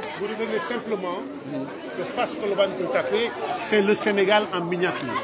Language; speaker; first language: French; non-native, local second language; Wolof